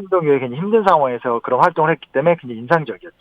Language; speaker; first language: Korean; native; Korean